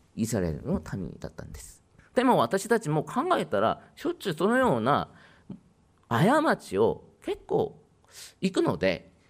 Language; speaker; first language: Japanese; non-native, fluent; Korean